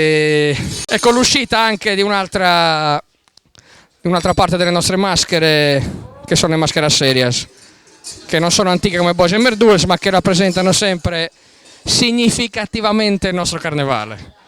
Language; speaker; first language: Italian; native; Italian